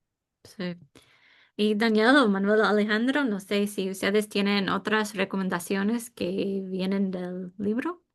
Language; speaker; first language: Spanish; non-native, fluent; English